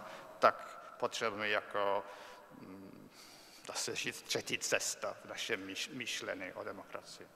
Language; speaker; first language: Czech; non-native, fluent; English